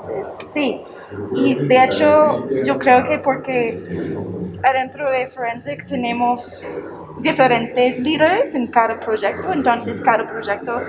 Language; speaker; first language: Spanish; non-native, fluent; English